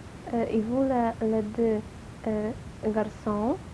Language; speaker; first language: French; non-native, learner; Polish